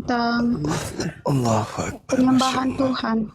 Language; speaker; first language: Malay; non-native, local second language; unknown